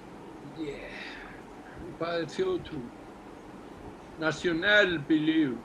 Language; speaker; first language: English; non-native, learner; Icelandic